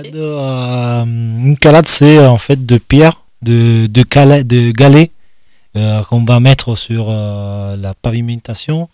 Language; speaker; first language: French; non-native, fluent; Italian